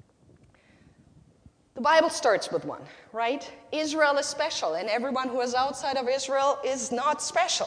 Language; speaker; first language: English; non-native, fluent; German